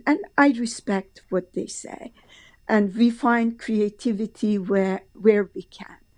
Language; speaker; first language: English; non-native, fluent; Persian